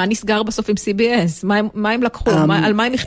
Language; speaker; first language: Hebrew; native; Hebrew